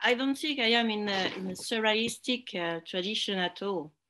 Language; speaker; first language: English; non-native, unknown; French